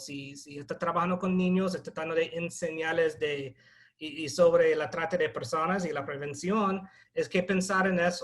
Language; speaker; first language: Spanish; non-native, fluent; English